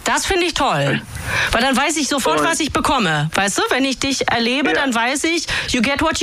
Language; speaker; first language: German; native; German